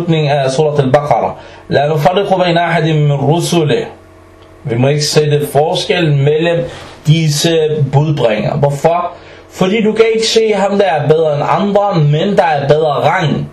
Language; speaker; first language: Danish; early bilingual, other home language; Arabic